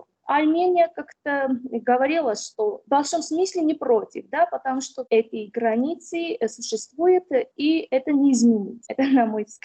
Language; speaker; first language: Russian; non-native, fluent; Armenian